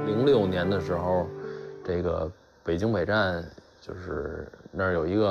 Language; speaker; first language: Chinese; native; Chinese